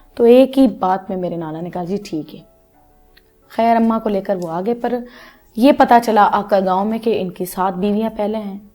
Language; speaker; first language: Urdu; non-native, local second language; Punjabi